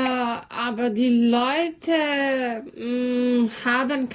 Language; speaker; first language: German; non-native, learner; Serbian